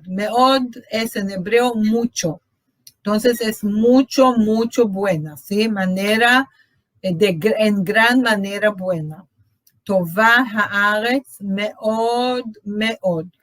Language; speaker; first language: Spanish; non-native, fluent; Portuguese